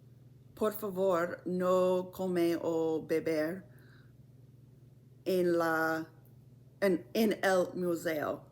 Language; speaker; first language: Spanish; non-native, learner; English